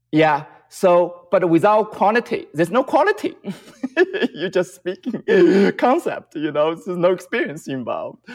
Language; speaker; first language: English; non-native, fluent; Chinese